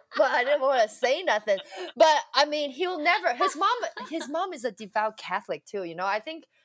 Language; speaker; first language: English; non-native, local second language; Cantonese